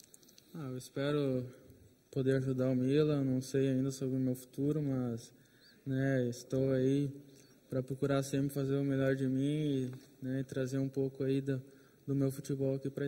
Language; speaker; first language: Italian; non-native, learner; Portuguese